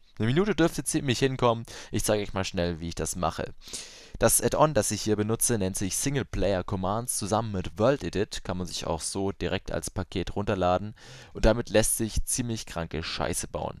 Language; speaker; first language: German; native; German